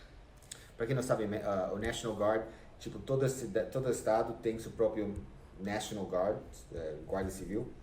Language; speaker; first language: Portuguese; non-native, fluent; English